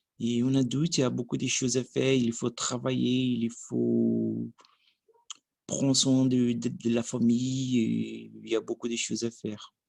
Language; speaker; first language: French; non-native, learner; Portuguese